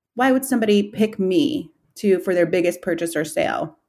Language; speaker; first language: English; native; English